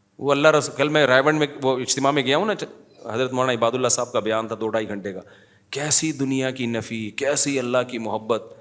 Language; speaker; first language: Urdu; native; Urdu